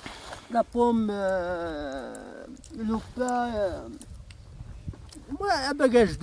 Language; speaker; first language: French; non-native, learner; Arabic